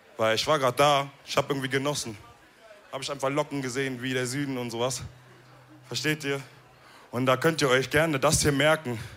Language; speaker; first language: German; early bilingual, other home language; Wolof